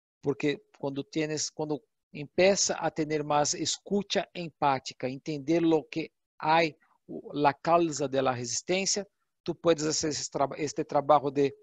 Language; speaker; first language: Portuguese; non-native, learner; Spanish